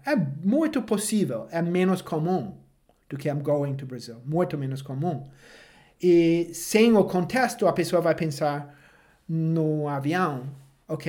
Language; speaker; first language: Portuguese; non-native, fluent; English